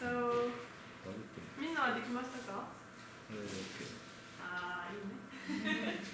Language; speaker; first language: Japanese; non-native, learner; French